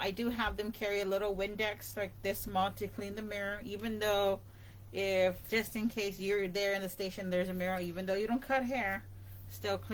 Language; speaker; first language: English; native; English